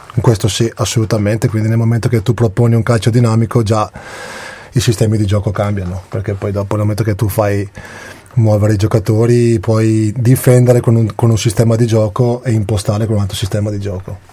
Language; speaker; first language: Italian; native; Italian